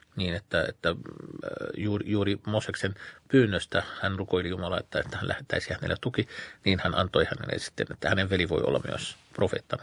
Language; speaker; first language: Finnish; non-native, fluent; Arabic